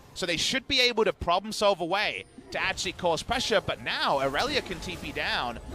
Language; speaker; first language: English; native; English